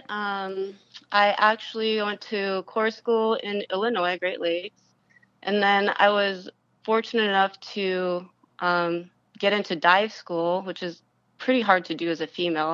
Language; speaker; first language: English; native; English